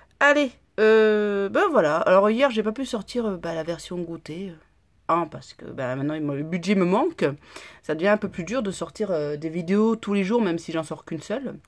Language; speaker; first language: French; native; French